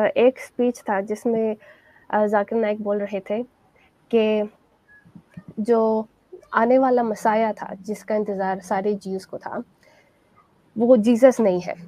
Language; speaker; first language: Urdu; non-native, fluent; Persian